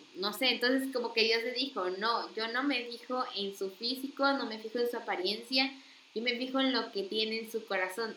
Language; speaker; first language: Spanish; native; Spanish